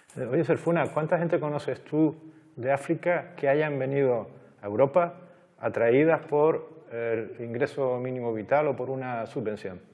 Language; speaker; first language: Spanish; native; Spanish